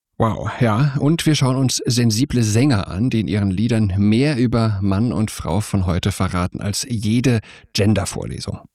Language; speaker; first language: German; native; German